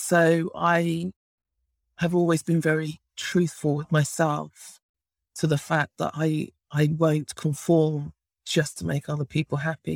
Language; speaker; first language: English; native; English